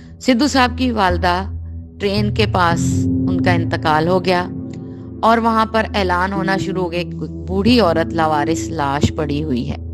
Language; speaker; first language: Urdu; native; Urdu